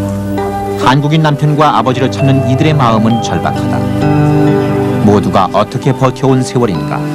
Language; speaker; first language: Korean; native; Korean